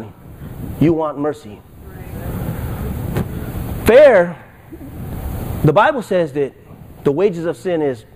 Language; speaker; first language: English; native; English